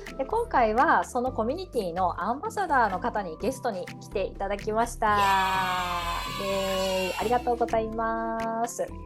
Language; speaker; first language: Japanese; native; Japanese